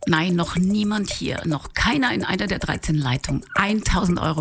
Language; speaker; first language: German; native; German